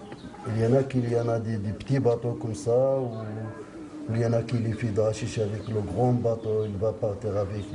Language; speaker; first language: French; non-native, local second language; Arabic